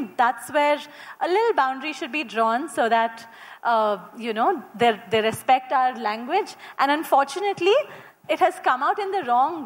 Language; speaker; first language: English; non-native, local second language; Kannada